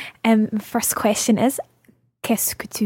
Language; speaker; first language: French; non-native, learner; English